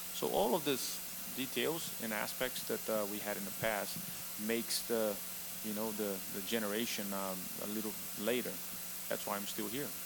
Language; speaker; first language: English; non-native, fluent; Portuguese